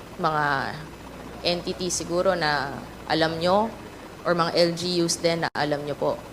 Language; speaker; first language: Filipino; native; Filipino